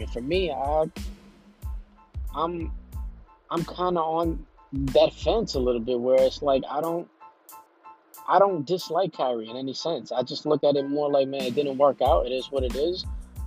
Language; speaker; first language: English; native; English